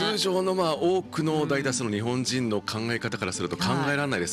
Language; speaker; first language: Japanese; native; Japanese